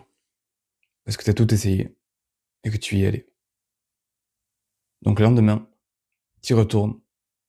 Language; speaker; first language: French; native; French